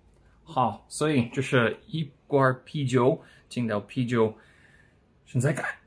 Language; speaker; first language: Chinese; non-native, learner; English